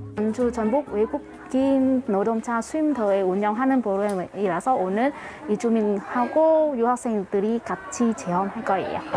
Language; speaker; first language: Korean; non-native, fluent; Vietnamese